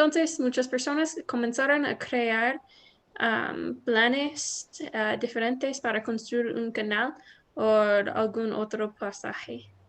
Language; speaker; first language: Spanish; non-native, learner; English